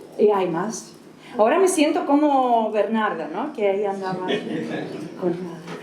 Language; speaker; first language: Spanish; non-native, fluent; Greek